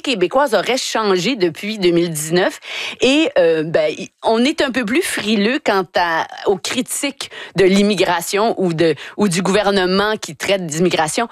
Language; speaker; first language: French; native; French